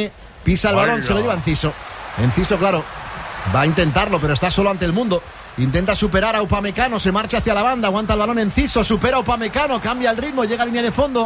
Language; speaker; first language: Spanish; native; Spanish